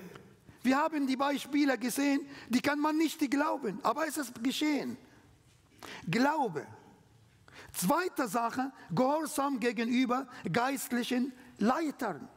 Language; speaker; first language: German; non-native, learner; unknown